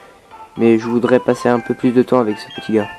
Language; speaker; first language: French; native; French